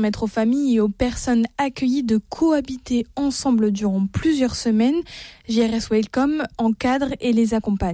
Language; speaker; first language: French; native; French